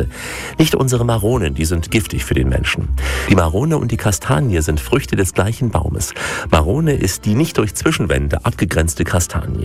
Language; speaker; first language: German; native; German